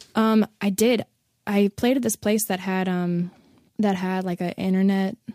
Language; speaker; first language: English; native; English